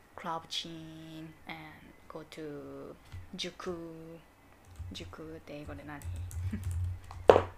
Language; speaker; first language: English; non-native, learner; Japanese